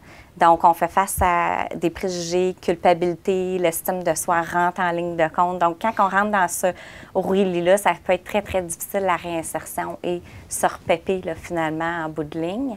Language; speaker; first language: French; native; French